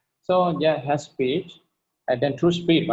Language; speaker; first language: English; non-native, learner; Lao